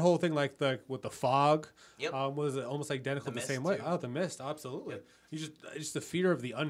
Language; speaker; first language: English; native; English